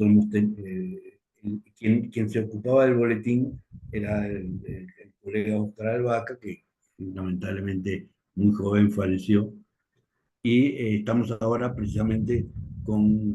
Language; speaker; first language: Spanish; native; Spanish